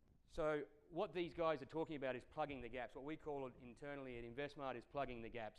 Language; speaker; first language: English; native; English